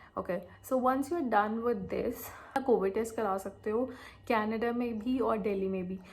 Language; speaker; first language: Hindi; native; Hindi